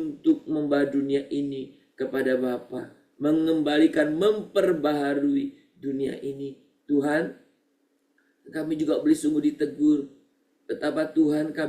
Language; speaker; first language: Indonesian; native; Indonesian